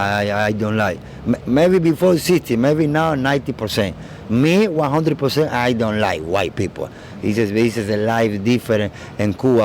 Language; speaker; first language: English; non-native, learner; Spanish